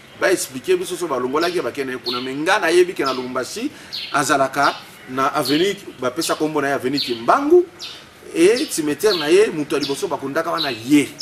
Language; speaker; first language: Lingala; non-native, local second language; Swahili